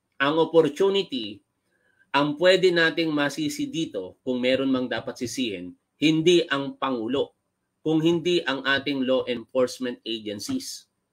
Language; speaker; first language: Filipino; native; Filipino